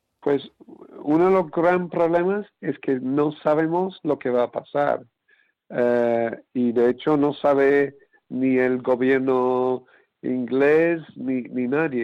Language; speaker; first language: Spanish; non-native, fluent; English